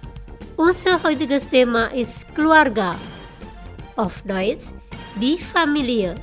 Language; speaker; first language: German; non-native, fluent; Indonesian